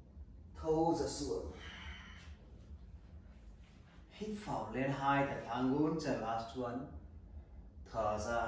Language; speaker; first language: Vietnamese; non-native, learner; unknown